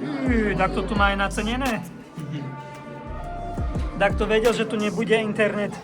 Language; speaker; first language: Slovak; native; Slovak